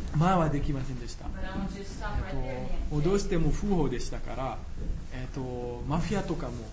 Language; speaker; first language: Japanese; non-native, fluent; Dutch